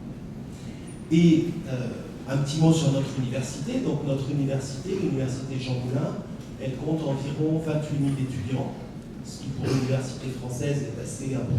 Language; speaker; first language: French; native; French